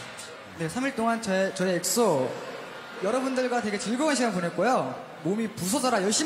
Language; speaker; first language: Korean; native; Korean